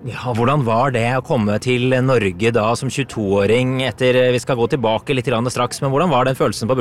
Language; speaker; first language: Norwegian; native; Norwegian